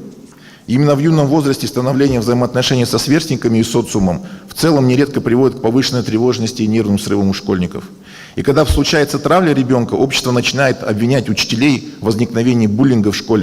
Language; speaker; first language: Russian; native; Russian